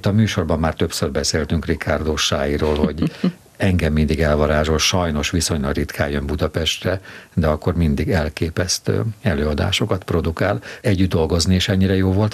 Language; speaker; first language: Hungarian; native; Hungarian